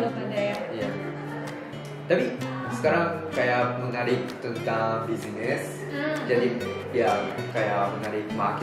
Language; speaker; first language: Indonesian; non-native, learner; Japanese